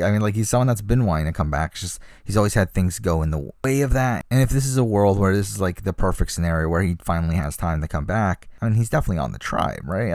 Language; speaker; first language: English; native; English